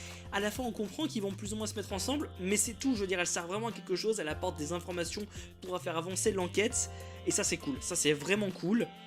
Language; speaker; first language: French; native; French